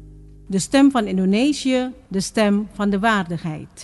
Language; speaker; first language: Dutch; non-native, fluent; Indonesian